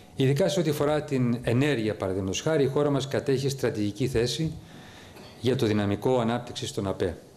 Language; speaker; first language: Greek; early bilingual, heritage; Greek